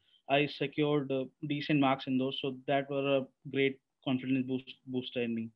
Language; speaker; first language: English; non-native, local second language; Hindi